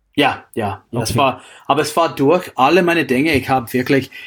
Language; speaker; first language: German; non-native, fluent; English